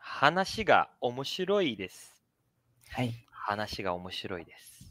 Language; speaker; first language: Japanese; non-native, fluent; Portuguese